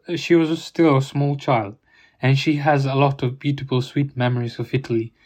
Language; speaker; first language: English; non-native, fluent; Italian